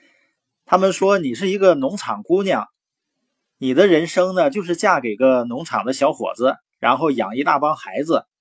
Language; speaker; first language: Chinese; native; Chinese